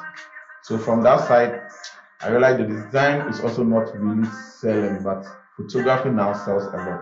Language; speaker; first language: English; non-native, local second language; Akan